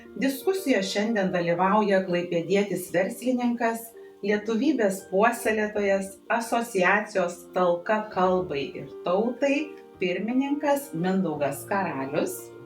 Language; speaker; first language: Lithuanian; native; Lithuanian